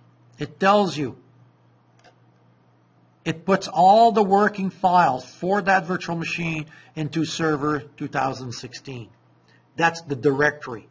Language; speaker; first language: English; non-native, fluent; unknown